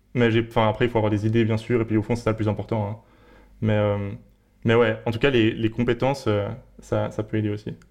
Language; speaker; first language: French; native; French